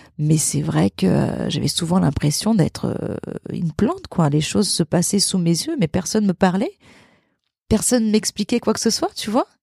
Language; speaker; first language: French; early bilingual, other home language; Portuguese